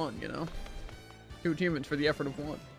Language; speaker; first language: English; native; English